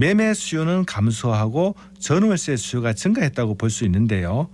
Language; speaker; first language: Korean; native; Korean